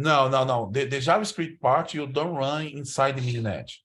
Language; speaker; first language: English; non-native, learner; Portuguese